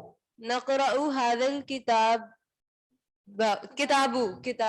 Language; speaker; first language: Arabic; non-native, learner; Urdu